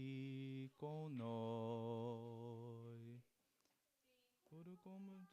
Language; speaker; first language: Italian; non-native, learner; Portuguese